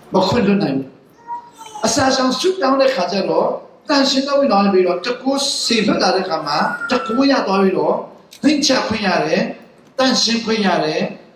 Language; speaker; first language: Burmese; non-native, local second language; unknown